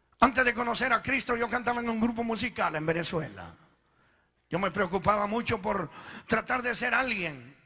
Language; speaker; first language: Spanish; early bilingual, other home language; Italian